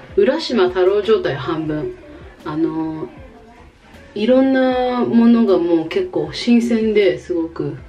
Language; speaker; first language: Japanese; native; Japanese